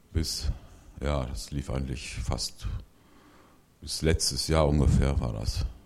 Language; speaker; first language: German; early bilingual, other home language; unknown